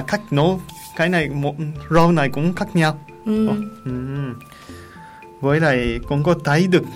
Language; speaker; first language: Vietnamese; non-native, learner; Japanese